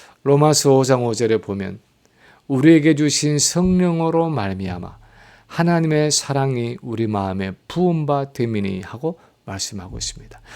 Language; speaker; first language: Korean; native; Korean